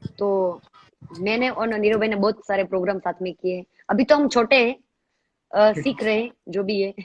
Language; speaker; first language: Hindi; non-native, local second language; Gujarati